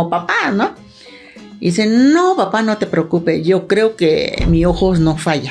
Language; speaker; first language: Spanish; non-native, learner; Thai